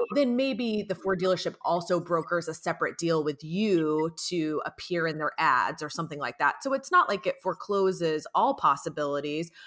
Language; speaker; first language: English; native; English